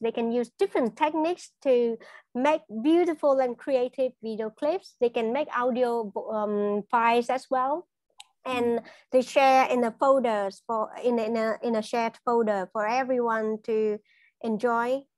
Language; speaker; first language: English; non-native, fluent; Vietnamese